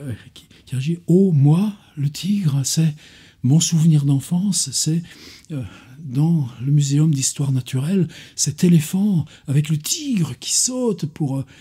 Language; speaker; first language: French; native; French